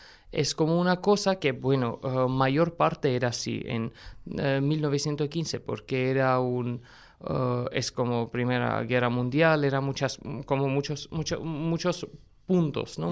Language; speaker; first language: Spanish; non-native, fluent; Armenian